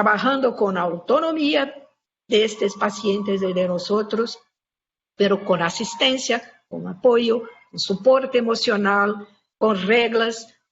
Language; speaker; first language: Spanish; non-native, fluent; Portuguese